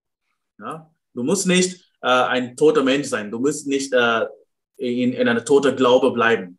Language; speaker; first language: German; non-native, fluent; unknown